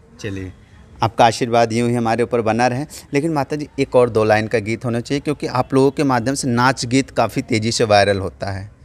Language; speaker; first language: Hindi; native; Hindi